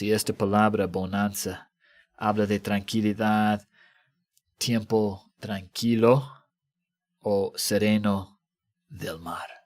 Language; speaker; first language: Spanish; non-native, fluent; English